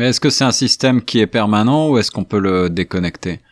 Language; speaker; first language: French; native; French